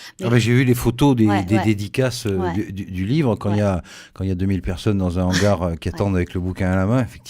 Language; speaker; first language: French; native; French